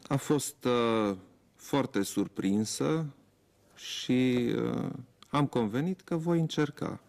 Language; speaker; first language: Romanian; non-native, local second language; German